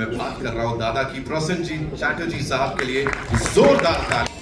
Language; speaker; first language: Hindi; native; Hindi